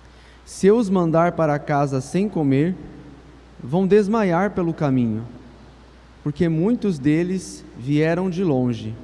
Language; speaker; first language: Portuguese; native; Portuguese